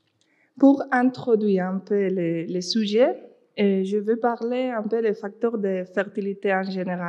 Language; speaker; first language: French; non-native, fluent; Spanish